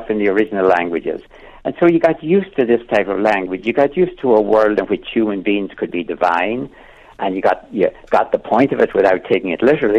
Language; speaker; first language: English; native; English